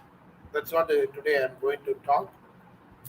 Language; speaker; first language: English; non-native, local second language; Tamil